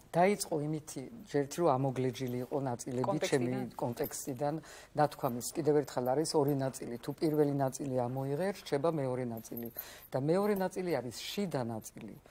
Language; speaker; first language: Georgian; early bilingual, heritage; Georgian